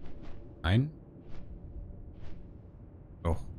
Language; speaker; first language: German; native; German